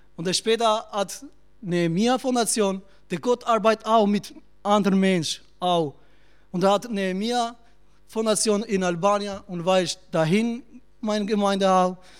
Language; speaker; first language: German; non-native, learner; Albanian